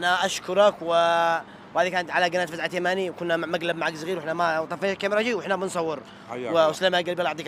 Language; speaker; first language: Arabic; native; Arabic